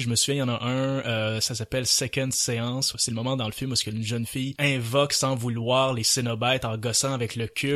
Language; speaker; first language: French; native; French